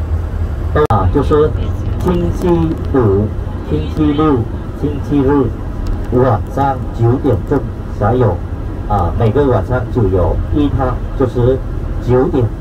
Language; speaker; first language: Chinese; non-native, fluent; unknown